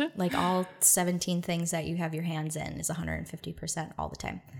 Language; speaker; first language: English; native; English